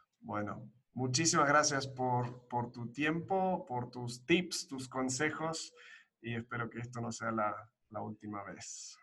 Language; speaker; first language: Spanish; early bilingual, other home language; English